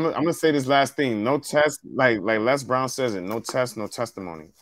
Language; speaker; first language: English; native; English